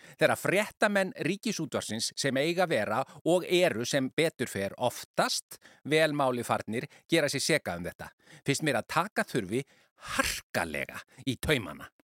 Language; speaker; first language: Icelandic; native; Icelandic